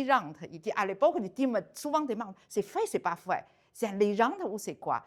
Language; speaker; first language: French; non-native, learner; Chinese